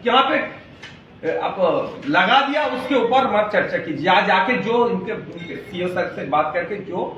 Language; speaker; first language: Hindi; non-native, local second language; Bangla